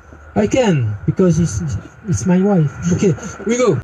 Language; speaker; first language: English; non-native, learner; French